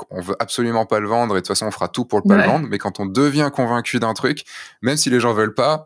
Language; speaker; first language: French; native; French